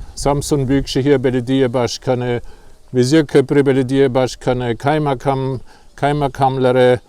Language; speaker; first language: Turkish; non-native, fluent; German